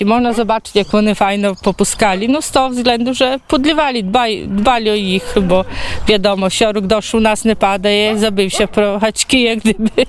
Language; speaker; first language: Polish; non-native, local second language; Belarusian